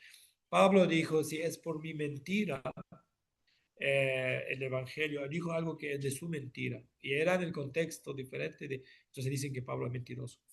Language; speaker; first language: Spanish; non-native, fluent; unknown